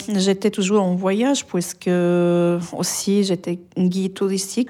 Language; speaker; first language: French; non-native, fluent; Arabic